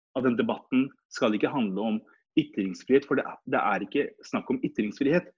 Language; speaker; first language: Norwegian; early bilingual, other home language; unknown